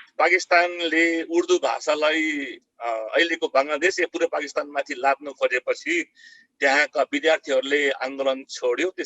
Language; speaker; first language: Nepali; non-native, local second language; Eastern Tamang